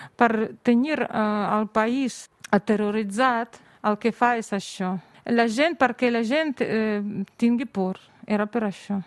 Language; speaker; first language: Catalan; non-native, fluent; Russian